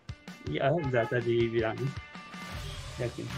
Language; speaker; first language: Indonesian; non-native, learner; Japanese